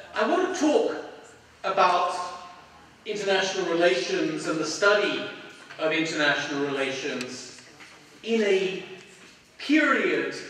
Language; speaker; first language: English; native; English